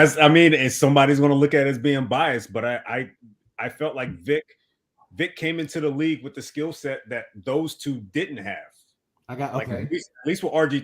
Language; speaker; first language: English; native; English